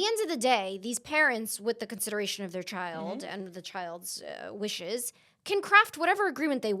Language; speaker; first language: English; native; English